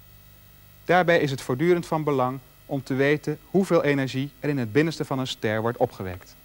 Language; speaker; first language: Dutch; native; Dutch